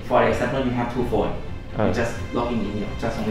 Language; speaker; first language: English; non-native, learner; Thai